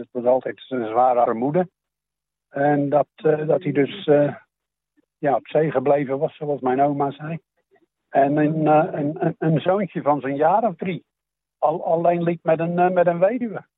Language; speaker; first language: Dutch; native; Dutch